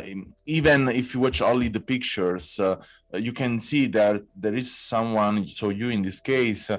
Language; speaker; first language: English; non-native, learner; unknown